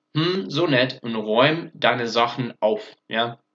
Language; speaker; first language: German; non-native, fluent; English